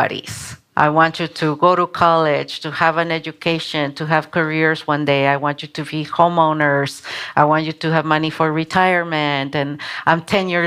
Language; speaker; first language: English; non-native, local second language; Spanish